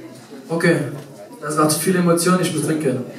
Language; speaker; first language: German; non-native, fluent; French